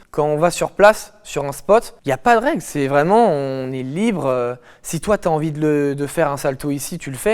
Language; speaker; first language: French; native; French